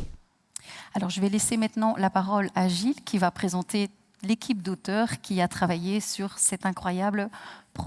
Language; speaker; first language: French; native; French